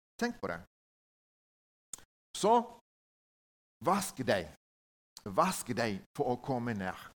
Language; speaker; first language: Norwegian; non-native, learner; Spanish